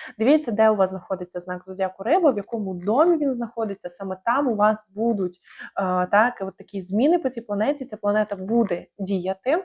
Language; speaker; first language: Ukrainian; non-native, local second language; Russian